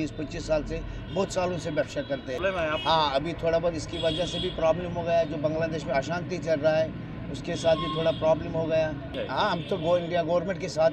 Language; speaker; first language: Hindi; non-native, local second language; Kashmiri